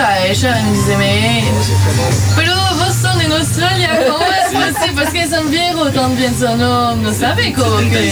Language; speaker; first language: Spanish; non-native, learner; French